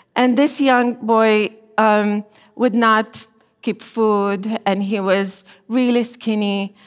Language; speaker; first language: English; non-native, fluent; Romanian